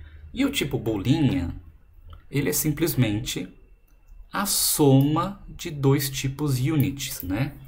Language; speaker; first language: Portuguese; native; Portuguese